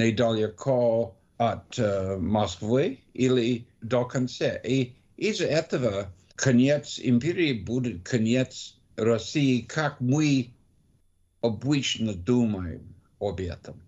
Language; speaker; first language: Russian; non-native, learner; English